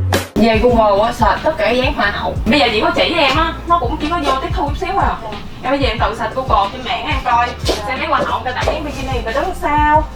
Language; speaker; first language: Vietnamese; native; Vietnamese